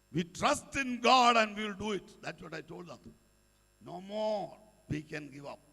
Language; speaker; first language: English; non-native, local second language; Malayalam